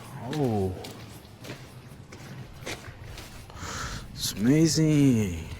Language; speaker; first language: English; non-native, learner; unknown